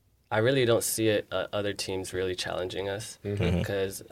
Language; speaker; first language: English; early bilingual, other home language; Chinese